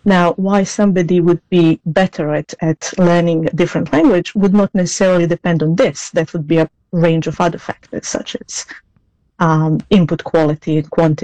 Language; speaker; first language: English; non-native, fluent; Serbian